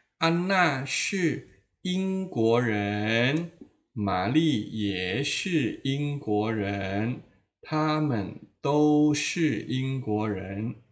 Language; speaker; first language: Chinese; non-native, fluent; Indonesian